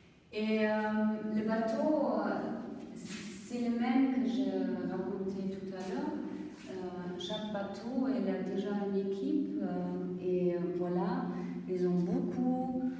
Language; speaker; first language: French; non-native, fluent; German